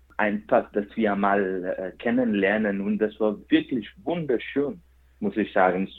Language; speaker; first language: German; non-native, fluent; Kannada